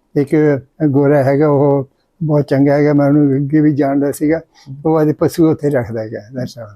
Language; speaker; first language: Punjabi; early bilingual, heritage; Punjabi